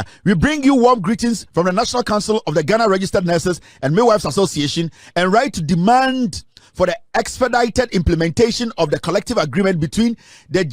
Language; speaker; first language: English; non-native, local second language; Akan